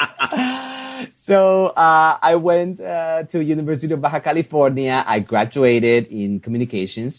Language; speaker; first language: English; non-native, fluent; Spanish